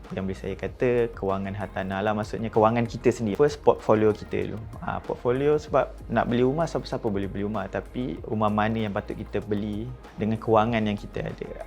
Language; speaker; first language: Malay; native; Malay